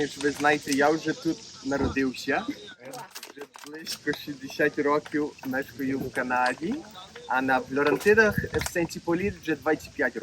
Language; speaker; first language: Ukrainian; early bilingual, heritage; Ukrainian